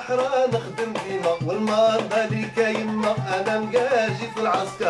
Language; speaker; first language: Arabic; native; Arabic